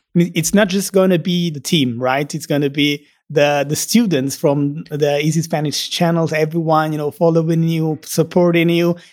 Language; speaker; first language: English; non-native, fluent; Italian